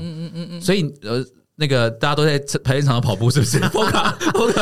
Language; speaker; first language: Chinese; native; Chinese